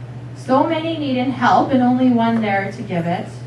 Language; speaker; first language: English; native; English